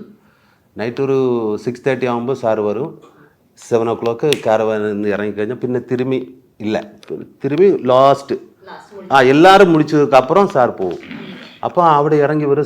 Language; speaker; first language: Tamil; non-native, learner; Malayalam